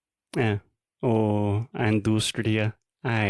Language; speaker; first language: Portuguese; non-native, fluent; English